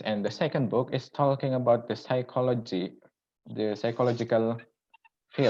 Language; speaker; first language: English; non-native, local second language; Indonesian